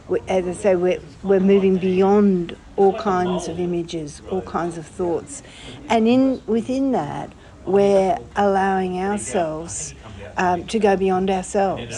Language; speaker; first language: English; native; English